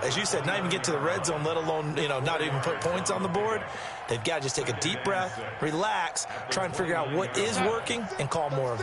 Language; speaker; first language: English; native; English